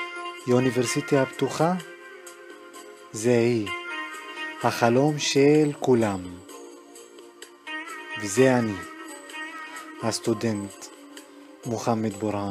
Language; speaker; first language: Hebrew; non-native, local second language; Arabic